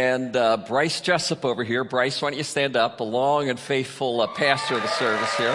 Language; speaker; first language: English; native; English